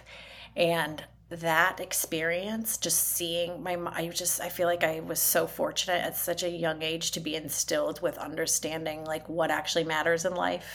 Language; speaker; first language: English; native; English